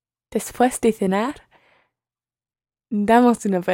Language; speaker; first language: Spanish; non-native, learner; English